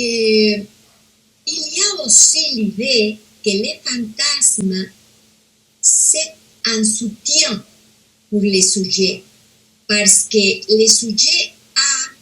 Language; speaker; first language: French; non-native, fluent; Spanish